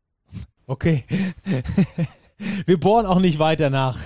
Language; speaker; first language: German; native; German